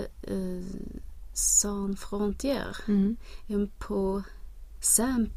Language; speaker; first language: French; non-native, learner; Swedish